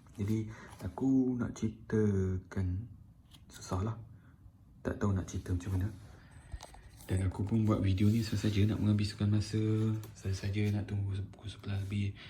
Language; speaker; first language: Malay; native; Malay